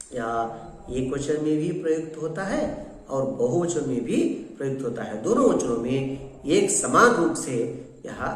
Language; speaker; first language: Hindi; non-native, local second language; Kannada